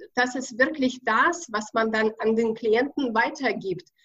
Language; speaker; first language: German; non-native, fluent; Russian